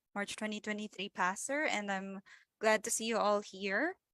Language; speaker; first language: English; non-native, local second language; Filipino